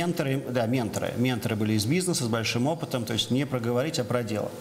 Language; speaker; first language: Russian; native; Russian